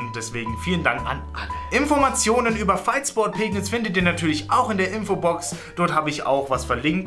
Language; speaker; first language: German; native; German